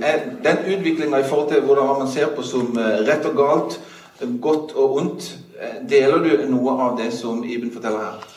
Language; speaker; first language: Norwegian; native; Norwegian